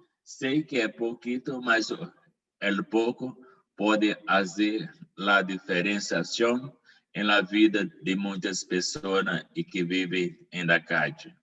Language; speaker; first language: Portuguese; non-native, learner; Spanish